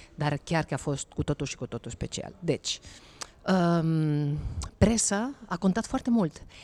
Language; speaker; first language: Romanian; non-native, fluent; Spanish